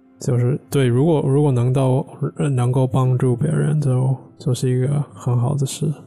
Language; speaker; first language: Chinese; non-native, fluent; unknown